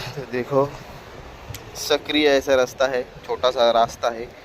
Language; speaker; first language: Hindi; non-native, local second language; Marathi